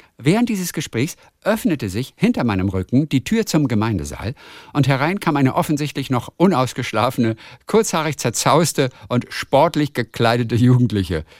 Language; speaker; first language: German; native; German